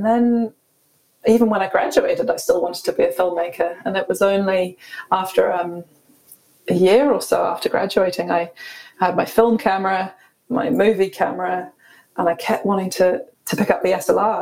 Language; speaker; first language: English; native; English